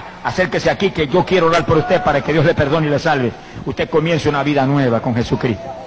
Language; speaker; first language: Spanish; native; Spanish